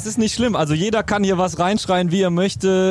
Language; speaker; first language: German; native; German